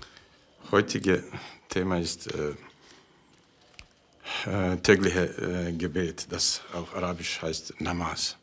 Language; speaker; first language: German; non-native, learner; Bosnian